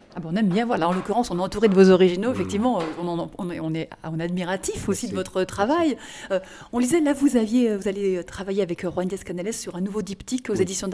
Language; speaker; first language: French; native; French